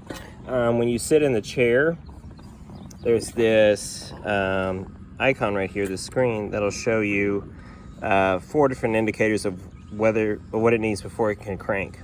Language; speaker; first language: English; native; English